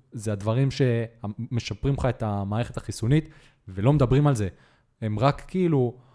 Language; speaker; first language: Hebrew; native; Hebrew